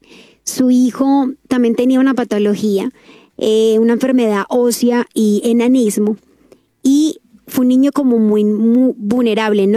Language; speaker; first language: Spanish; native; Spanish